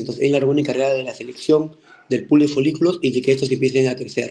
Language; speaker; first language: Spanish; native; Spanish